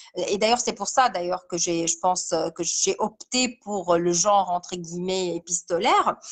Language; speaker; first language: French; non-native, local second language; Arabic